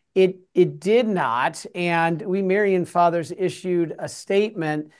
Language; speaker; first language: English; native; English